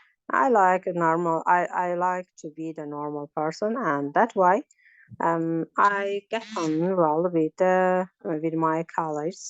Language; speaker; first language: English; non-native, learner; Azerbaijani